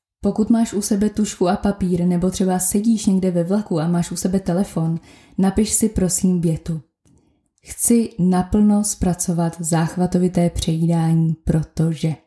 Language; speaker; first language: Czech; native; Czech